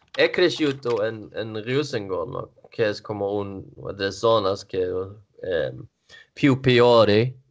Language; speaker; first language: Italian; non-native, learner; Swedish